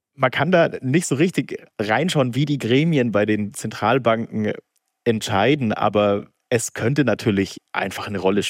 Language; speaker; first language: German; native; German